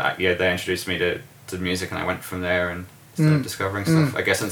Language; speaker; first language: English; native; English